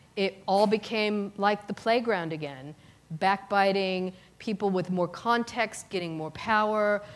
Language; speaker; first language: English; native; English